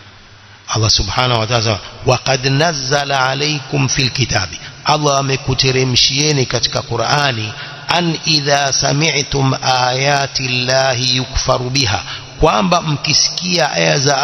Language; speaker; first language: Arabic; non-native, fluent; Swahili